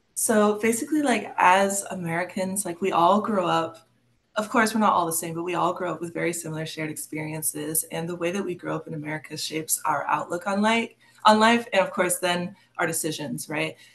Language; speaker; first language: English; native; English